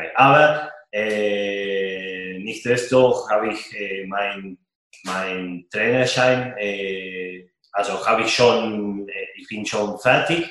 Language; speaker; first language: German; non-native, fluent; Spanish